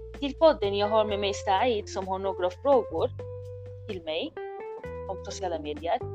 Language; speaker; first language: Swedish; non-native, learner; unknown